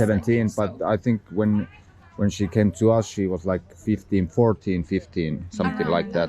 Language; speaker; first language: English; non-native, fluent; Finnish